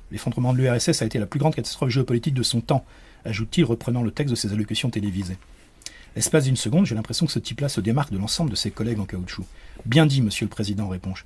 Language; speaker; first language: French; native; French